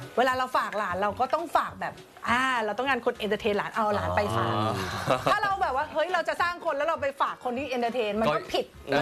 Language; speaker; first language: Thai; native; Thai